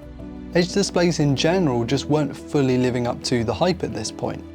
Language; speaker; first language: English; native; English